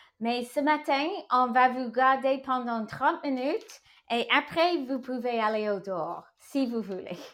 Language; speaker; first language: French; non-native, learner; English